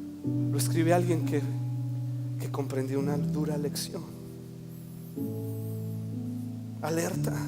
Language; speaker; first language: Spanish; native; Spanish